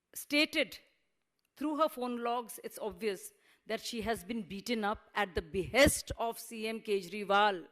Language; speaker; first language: English; non-native, local second language; Hindi